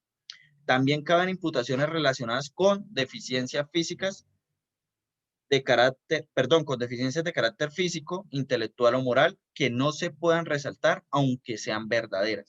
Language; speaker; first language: Spanish; native; Spanish